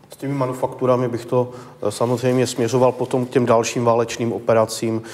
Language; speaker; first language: Czech; native; Czech